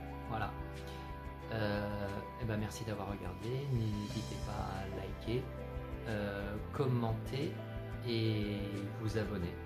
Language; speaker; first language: French; native; French